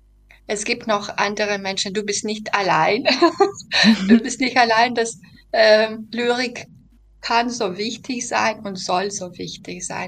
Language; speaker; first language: German; non-native, fluent; Belarusian